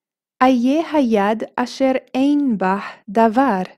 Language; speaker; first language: Hebrew; non-native, fluent; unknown